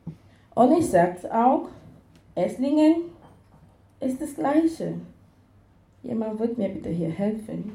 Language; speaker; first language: German; non-native, fluent; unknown